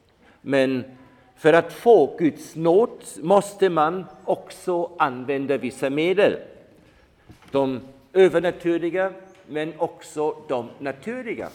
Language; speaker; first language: Swedish; non-native, fluent; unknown